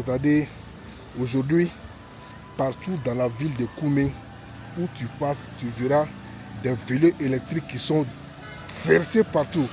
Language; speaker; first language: French; non-native, local second language; Bambara